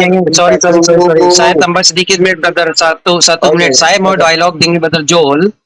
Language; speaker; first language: Indonesian; non-native, fluent; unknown